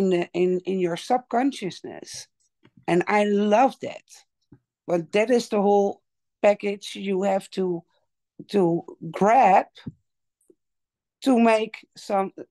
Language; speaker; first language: English; non-native, learner; Dutch